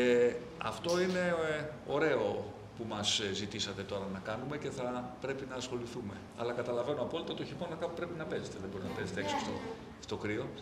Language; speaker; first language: Greek; native; Greek